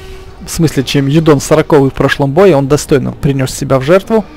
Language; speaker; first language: Russian; native; Russian